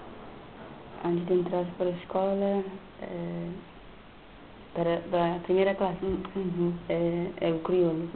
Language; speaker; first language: Portuguese; non-native, local second language; Kabuverdianu